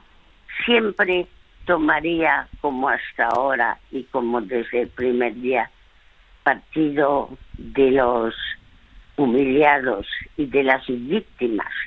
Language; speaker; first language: Spanish; early bilingual, other home language; French